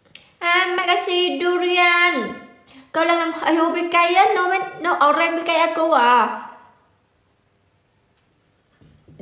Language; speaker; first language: Indonesian; non-native, learner; Vietnamese